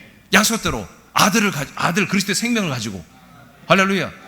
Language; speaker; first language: Korean; native; Korean